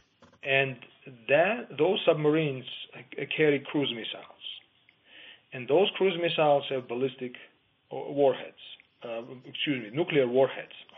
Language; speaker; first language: English; non-native, fluent; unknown